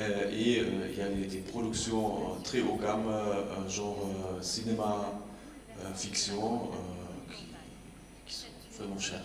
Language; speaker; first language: French; non-native, fluent; German